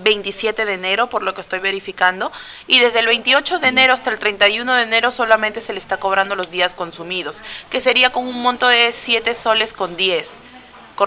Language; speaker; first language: Spanish; native; Spanish